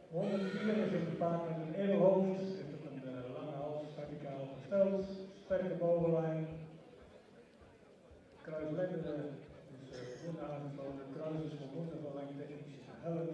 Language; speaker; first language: Dutch; native; Dutch